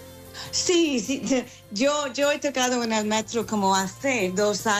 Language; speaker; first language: Spanish; non-native, fluent; English